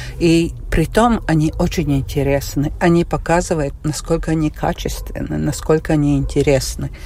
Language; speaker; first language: Russian; non-native, local second language; Latvian